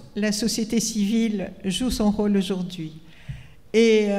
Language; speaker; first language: French; non-native, local second language; Arabic